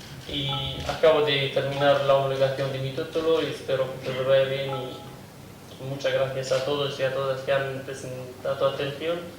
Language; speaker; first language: Spanish; non-native, fluent; Kurdish